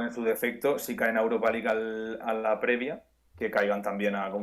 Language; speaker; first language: Spanish; native; Spanish